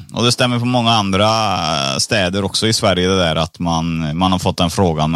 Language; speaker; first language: Swedish; early bilingual, other home language; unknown